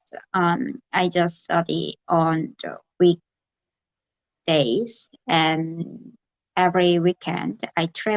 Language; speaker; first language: English; non-native, learner; Korean